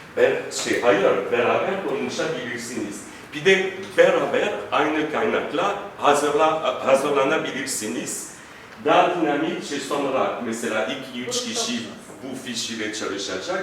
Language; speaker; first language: Turkish; non-native, fluent; French